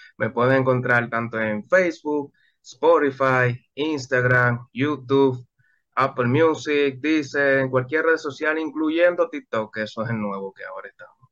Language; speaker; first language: Spanish; native; Spanish